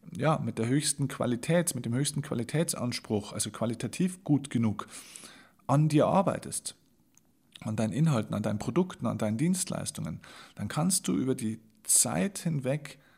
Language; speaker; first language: German; native; German